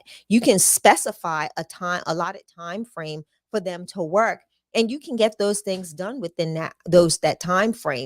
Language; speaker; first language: English; native; English